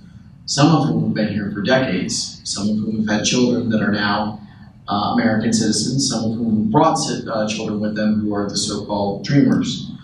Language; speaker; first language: English; native; English